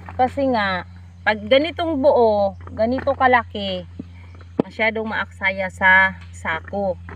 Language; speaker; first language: Filipino; non-native, local second language; Masbatenyo